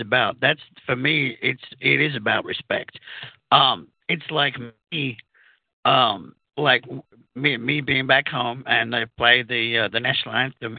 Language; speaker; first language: English; native; English